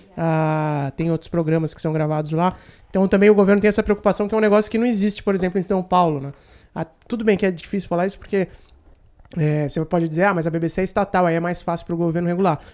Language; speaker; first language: Portuguese; native; Portuguese